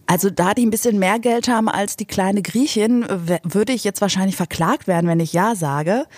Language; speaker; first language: German; native; German